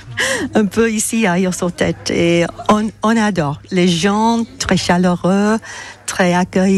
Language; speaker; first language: French; non-native, learner; English